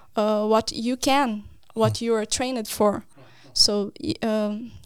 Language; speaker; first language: English; non-native, fluent; Portuguese